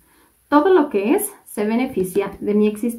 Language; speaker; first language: Spanish; native; Spanish